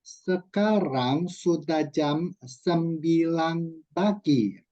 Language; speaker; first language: Indonesian; non-native, fluent; Chinese